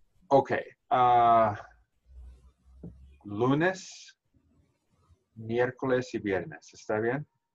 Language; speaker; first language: Spanish; non-native, learner; English